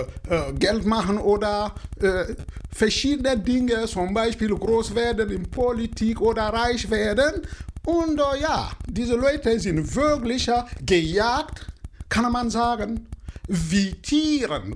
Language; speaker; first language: German; non-native, fluent; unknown